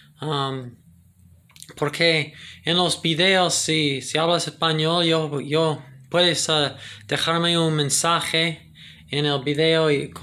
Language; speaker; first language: Spanish; non-native, fluent; English